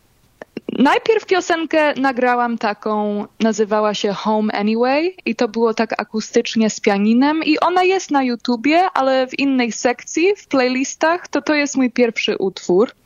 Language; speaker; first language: Polish; early bilingual, heritage; Polish